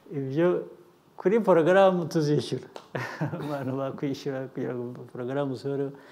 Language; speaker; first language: Kinyarwanda; early bilingual, heritage; Kinyarwanda